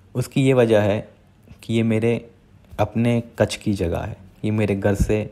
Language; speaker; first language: Hindi; non-native, local second language; Gujarati